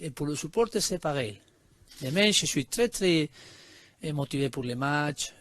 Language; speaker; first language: French; non-native, learner; Spanish